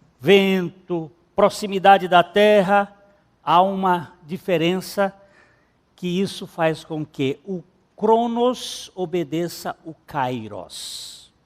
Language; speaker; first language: Portuguese; native; Portuguese